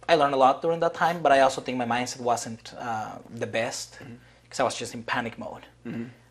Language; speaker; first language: English; non-native, fluent; Spanish